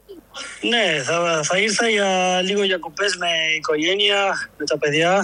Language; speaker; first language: Greek; non-native, learner; Spanish